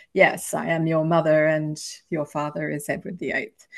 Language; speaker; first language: English; native; English